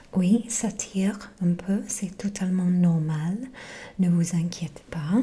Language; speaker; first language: French; non-native, fluent; English